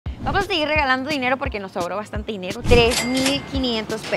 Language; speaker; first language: Spanish; native; Spanish